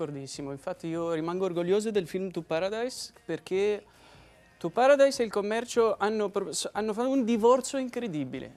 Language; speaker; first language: Italian; non-native, fluent; Arabic